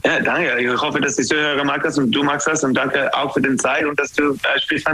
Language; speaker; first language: German; non-native, learner; English